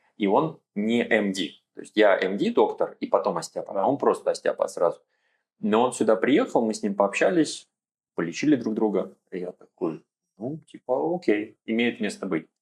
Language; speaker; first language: Russian; native; Russian